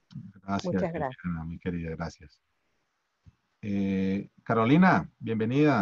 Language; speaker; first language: Spanish; native; Spanish